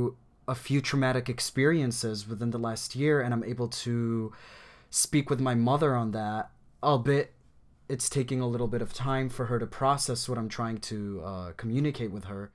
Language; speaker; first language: English; native; English